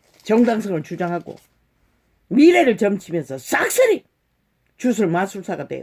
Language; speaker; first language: Korean; native; Korean